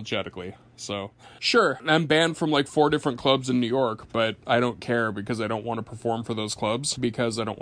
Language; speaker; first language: English; native; English